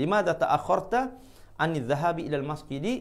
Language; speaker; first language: Arabic; non-native, fluent; Malay